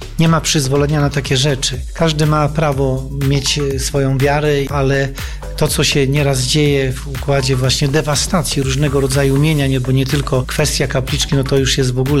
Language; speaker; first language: Polish; native; Polish